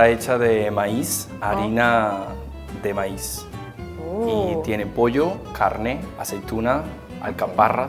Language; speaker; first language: Spanish; native; Spanish